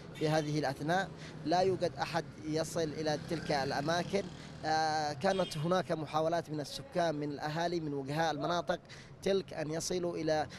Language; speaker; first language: Arabic; native; Arabic